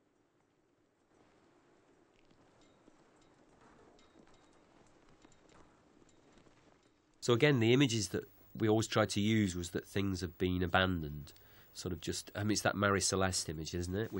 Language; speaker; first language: English; native; English